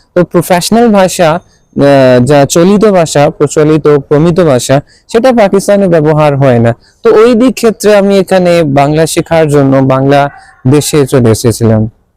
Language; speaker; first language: Bangla; non-native, fluent; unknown